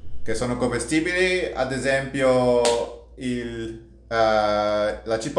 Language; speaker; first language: Italian; non-native, learner; English